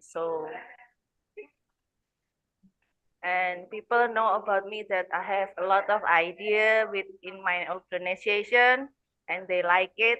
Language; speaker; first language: English; non-native, learner; Indonesian